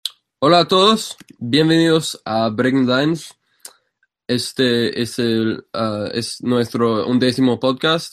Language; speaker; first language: Spanish; non-native, fluent; English